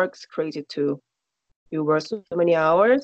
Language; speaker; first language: English; non-native, learner; Korean